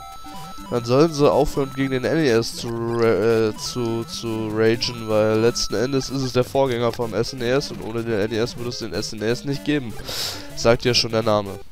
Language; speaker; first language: German; native; German